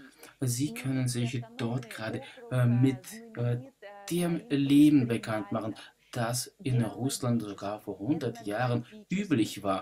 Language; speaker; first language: German; non-native, fluent; Russian